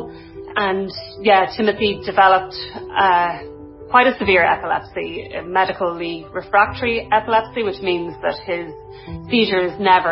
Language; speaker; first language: English; native; English